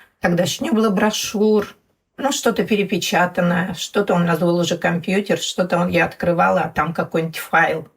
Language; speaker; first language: Russian; native; Russian